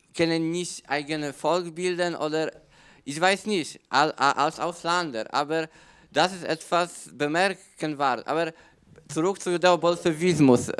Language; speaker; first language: German; non-native, learner; Polish